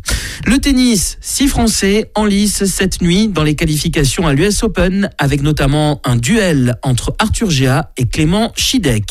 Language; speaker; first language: French; native; French